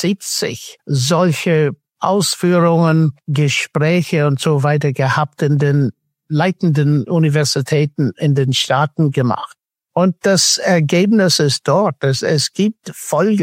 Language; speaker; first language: German; non-native, fluent; English